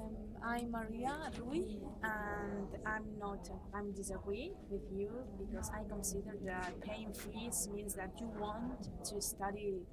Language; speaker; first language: English; non-native, learner; Spanish